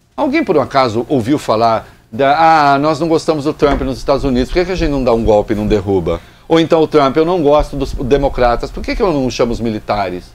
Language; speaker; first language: Portuguese; native; Portuguese